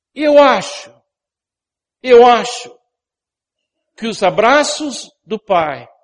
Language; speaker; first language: Portuguese; non-native, fluent; English